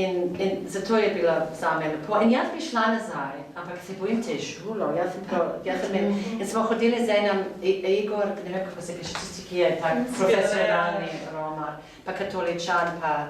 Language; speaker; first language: Slovenian; non-native, fluent; English